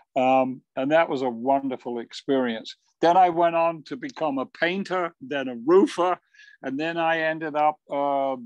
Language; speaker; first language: English; native; English